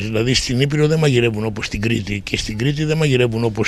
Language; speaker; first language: Greek; native; Greek